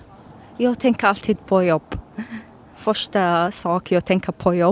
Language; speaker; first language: Swedish; non-native, learner; Arabic